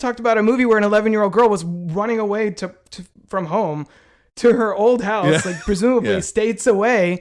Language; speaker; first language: English; native; English